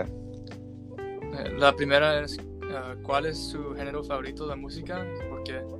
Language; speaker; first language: Spanish; early bilingual, heritage; Spanish